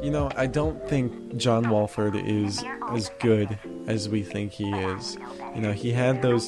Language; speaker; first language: English; native; English